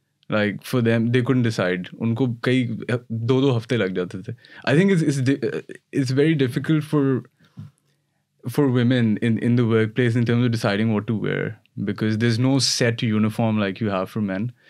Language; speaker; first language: English; non-native, local second language; Urdu